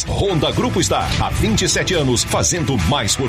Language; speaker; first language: Portuguese; native; Portuguese